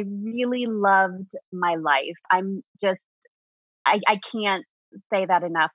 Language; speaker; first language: English; native; English